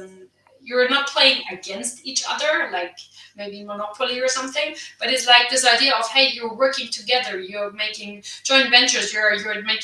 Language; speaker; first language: English; non-native, fluent; German